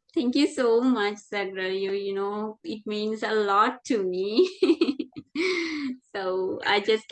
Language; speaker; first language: English; non-native, fluent; Sinhala